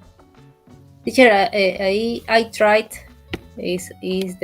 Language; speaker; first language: English; non-native, learner; Spanish